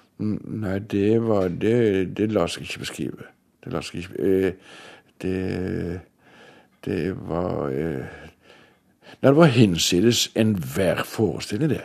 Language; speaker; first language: Norwegian; native; Norwegian